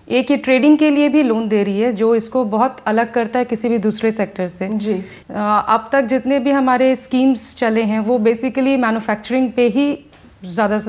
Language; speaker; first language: Hindi; native; Hindi